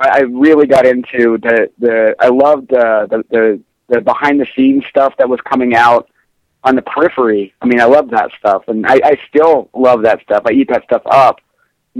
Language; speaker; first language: English; native; English